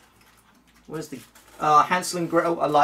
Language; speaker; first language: English; native; English